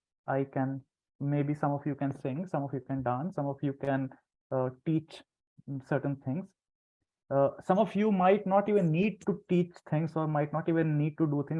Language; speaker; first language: English; non-native, local second language; Hindi